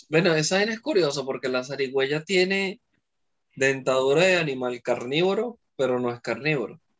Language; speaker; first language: Spanish; native; Spanish